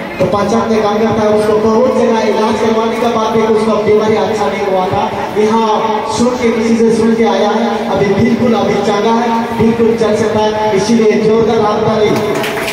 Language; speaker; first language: Hindi; non-native, local second language; Santali